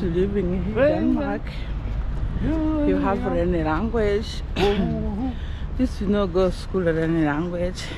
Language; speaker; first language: English; non-native, learner; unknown